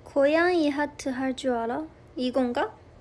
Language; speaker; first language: Korean; non-native, fluent; Chinese